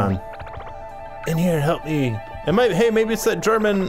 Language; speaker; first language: English; native; English